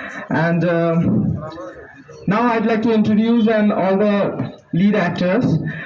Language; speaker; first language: English; non-native, local second language; Bangla